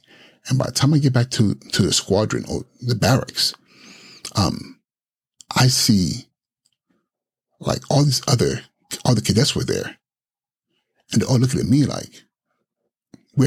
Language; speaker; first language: English; non-native, local second language; Igbo